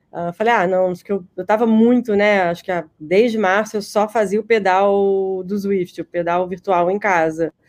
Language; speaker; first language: Portuguese; native; Portuguese